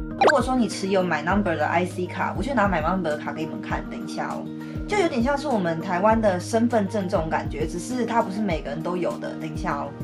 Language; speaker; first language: Chinese; native; Chinese